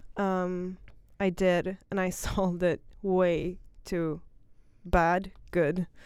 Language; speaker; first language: English; non-native, fluent; Swedish